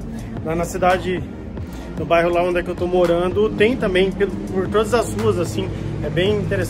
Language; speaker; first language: Portuguese; native; Portuguese